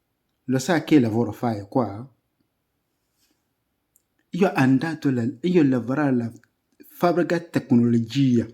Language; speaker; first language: Italian; non-native, learner; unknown